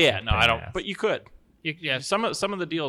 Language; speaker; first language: English; native; English